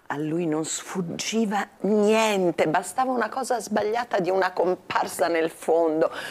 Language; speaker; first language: Italian; native; Italian